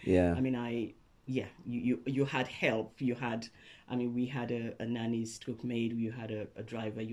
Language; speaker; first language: English; non-native, local second language; Krio